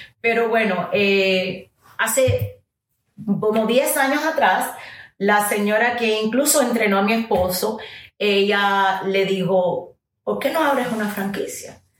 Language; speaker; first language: Spanish; early bilingual, heritage; Spanish